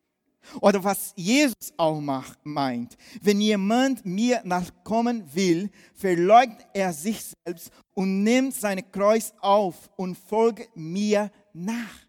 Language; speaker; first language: German; non-native, fluent; Portuguese